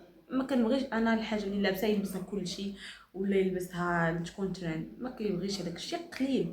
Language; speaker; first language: Arabic; native; Arabic